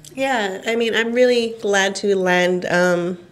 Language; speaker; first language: English; non-native, fluent; Cantonese